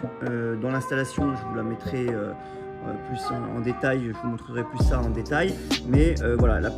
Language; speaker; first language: French; native; French